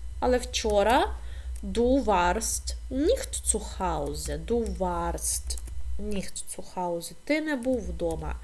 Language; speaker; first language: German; non-native, fluent; Ukrainian